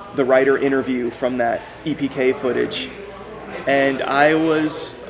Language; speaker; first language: English; native; English